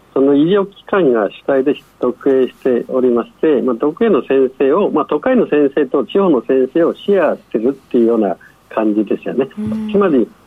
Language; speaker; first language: Japanese; non-native, fluent; Chinese